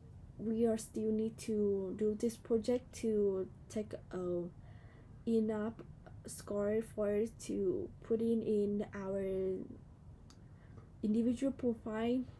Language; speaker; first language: English; non-native, learner; Vietnamese